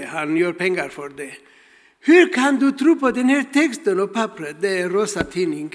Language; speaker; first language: Swedish; non-native, learner; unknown